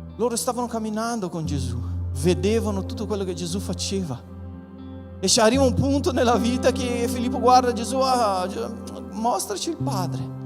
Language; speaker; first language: Italian; non-native, fluent; Portuguese